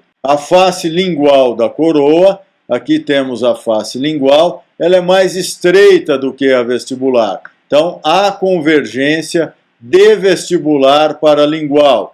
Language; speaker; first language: Portuguese; native; Portuguese